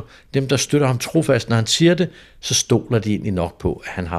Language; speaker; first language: Danish; native; Danish